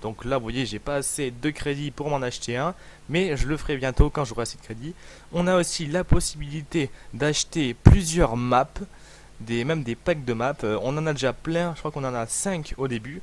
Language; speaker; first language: French; native; French